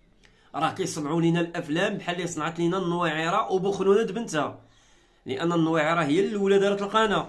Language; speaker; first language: Arabic; native; Arabic